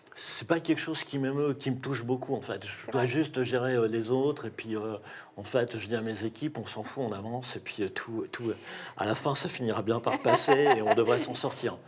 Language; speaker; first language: French; native; French